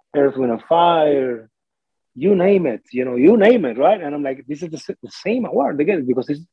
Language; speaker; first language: English; non-native, fluent; Spanish